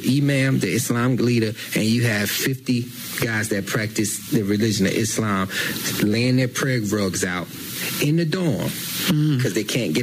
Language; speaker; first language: English; native; English